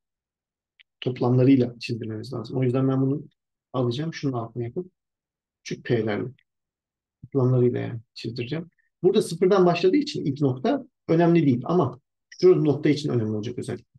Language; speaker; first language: Turkish; native; Turkish